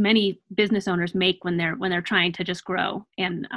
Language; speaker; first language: English; native; English